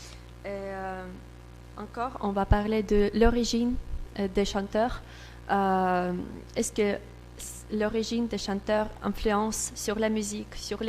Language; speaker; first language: French; non-native, learner; Russian